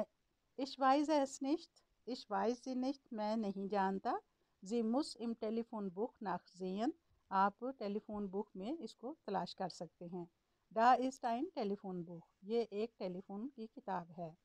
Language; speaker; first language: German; non-native, learner; Urdu